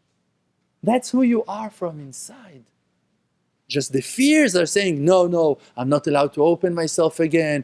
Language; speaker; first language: English; non-native, fluent; Hebrew